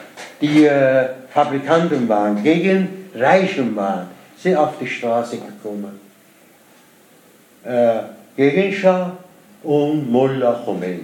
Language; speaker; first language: German; non-native, learner; Persian